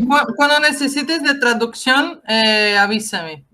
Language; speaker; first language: Spanish; non-native, fluent; Portuguese